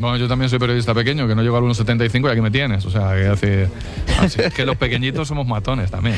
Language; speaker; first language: Spanish; native; Spanish